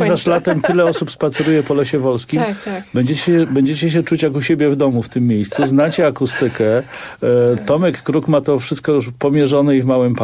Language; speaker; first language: Polish; native; Polish